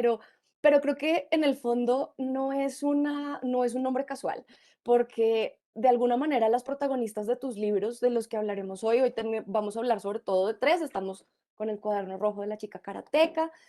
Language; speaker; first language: Spanish; native; Spanish